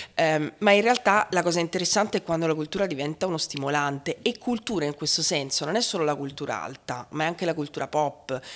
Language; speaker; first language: Italian; native; Italian